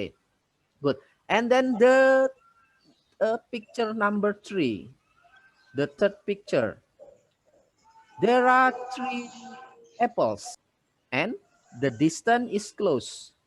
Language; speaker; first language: English; non-native, fluent; Indonesian